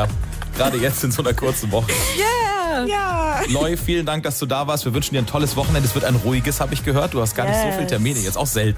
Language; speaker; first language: German; native; German